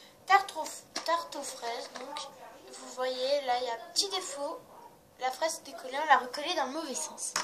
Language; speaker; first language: French; native; French